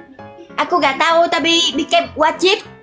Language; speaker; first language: Indonesian; non-native, learner; Vietnamese